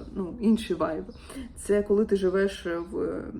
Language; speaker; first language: Ukrainian; non-native, local second language; Russian